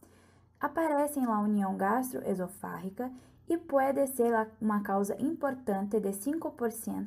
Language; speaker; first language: Portuguese; non-native, learner; Spanish